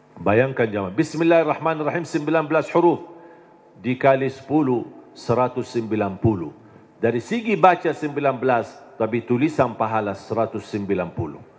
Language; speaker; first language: Indonesian; non-native, fluent; Arabic